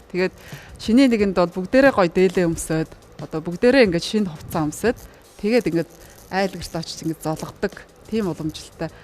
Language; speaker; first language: Mongolian; native; Mongolian